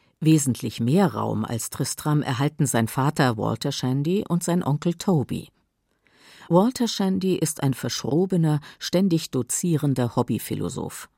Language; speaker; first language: German; native; German